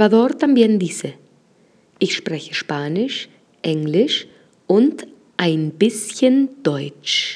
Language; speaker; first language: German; non-native, fluent; Spanish